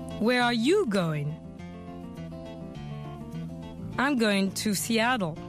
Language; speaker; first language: English; non-native, fluent; French